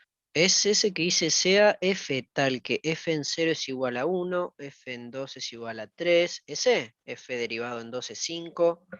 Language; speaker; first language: Spanish; native; Spanish